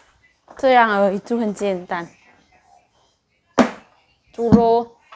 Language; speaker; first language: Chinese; non-native, learner; Indonesian